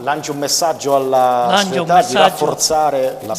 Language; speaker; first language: Italian; native; Italian